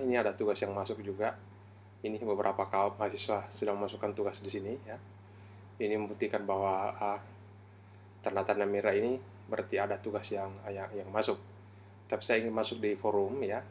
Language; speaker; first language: Indonesian; native; Indonesian